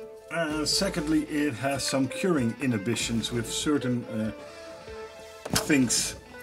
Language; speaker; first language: English; non-native, fluent; Dutch